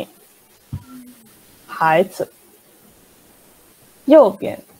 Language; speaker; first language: Chinese; non-native, learner; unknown